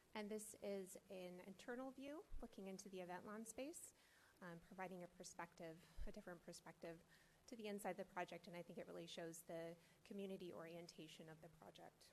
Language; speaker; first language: English; native; English